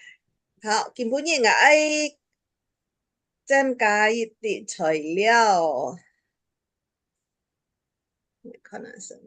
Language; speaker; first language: Chinese; non-native, local second language; Hakka Chinese